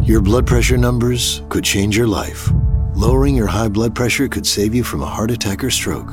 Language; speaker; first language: English; native; English